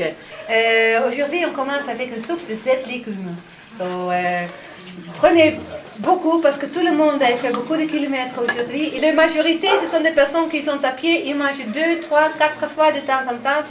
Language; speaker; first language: French; non-native, fluent; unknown